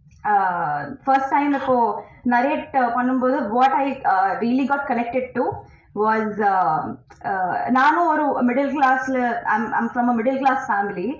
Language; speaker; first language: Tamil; non-native, learner; Telugu